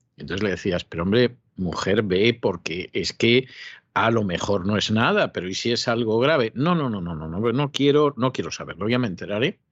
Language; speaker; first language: Spanish; native; Spanish